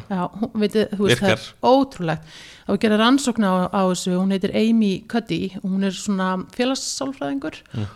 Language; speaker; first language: Icelandic; early bilingual, heritage; Icelandic